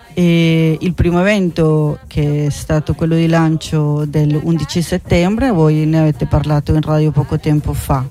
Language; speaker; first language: Italian; non-native, fluent; Spanish